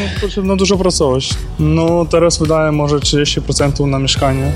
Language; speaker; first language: Polish; non-native, learner; Ukrainian